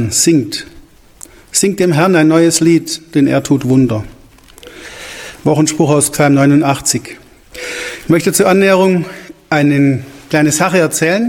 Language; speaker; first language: German; native; German